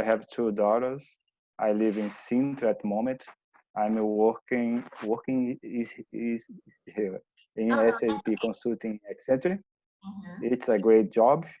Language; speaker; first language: English; non-native, learner; Portuguese